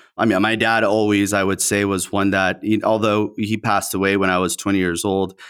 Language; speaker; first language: English; early bilingual, other home language; Spanish